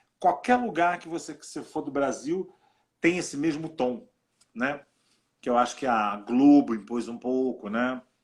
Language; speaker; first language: Portuguese; native; Portuguese